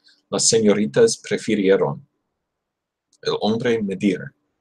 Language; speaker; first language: Spanish; non-native, learner; English